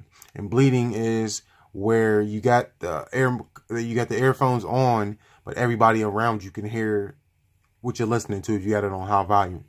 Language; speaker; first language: English; native; English